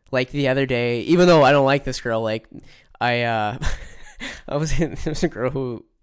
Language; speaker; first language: English; native; English